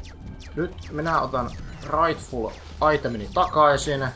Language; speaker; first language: Finnish; native; Finnish